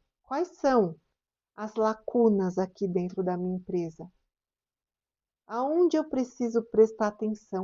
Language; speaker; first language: Portuguese; native; Portuguese